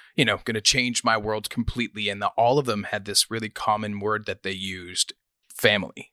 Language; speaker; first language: English; native; English